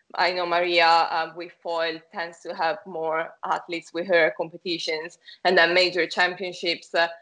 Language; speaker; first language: English; non-native, fluent; Italian